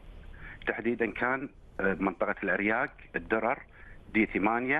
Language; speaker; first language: Arabic; native; Arabic